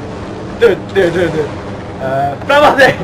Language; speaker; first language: Swedish; non-native, learner; Faroese